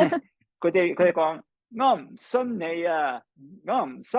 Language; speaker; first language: Chinese; non-native, fluent; English